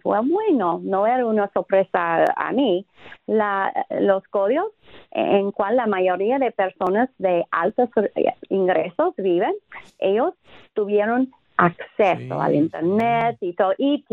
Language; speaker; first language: Spanish; non-native, fluent; English